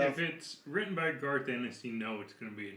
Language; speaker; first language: English; native; English